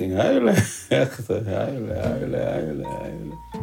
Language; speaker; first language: Dutch; non-native, learner; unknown